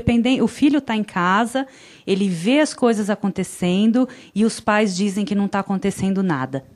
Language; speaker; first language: Portuguese; native; Portuguese